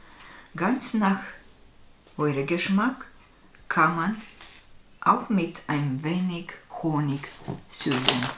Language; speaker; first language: German; non-native, fluent; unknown